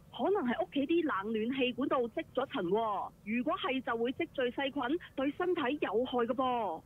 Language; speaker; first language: Cantonese; native; Cantonese